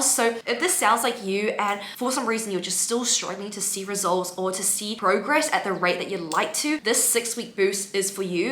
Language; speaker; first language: English; native; English